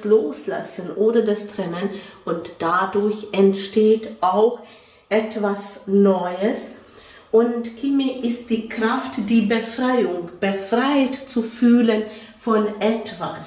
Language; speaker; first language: German; non-native, fluent; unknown